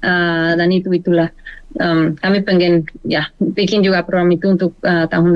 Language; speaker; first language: Indonesian; non-native, learner; Spanish